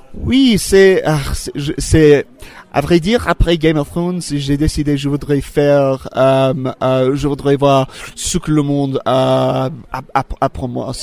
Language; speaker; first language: French; non-native, learner; English